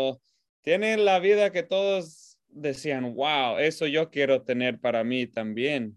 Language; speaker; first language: Spanish; non-native, fluent; English